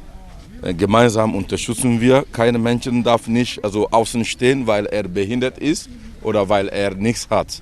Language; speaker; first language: German; non-native, learner; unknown